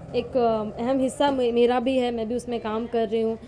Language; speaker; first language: Hindi; native; Hindi